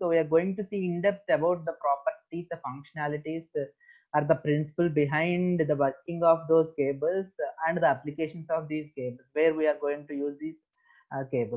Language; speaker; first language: English; non-native, local second language; Telugu